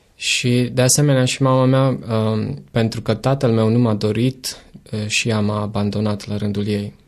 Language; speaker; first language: Romanian; native; Romanian